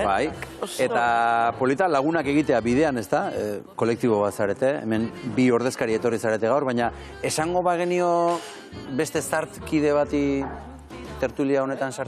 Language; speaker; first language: Basque; native; Basque